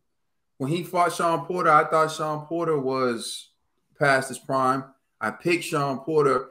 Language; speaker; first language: English; native; English